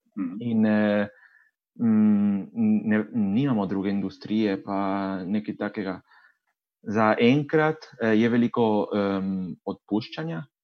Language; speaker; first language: Slovenian; non-native, fluent; Spanish